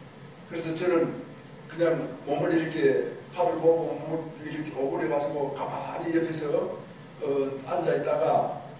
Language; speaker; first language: Korean; native; Korean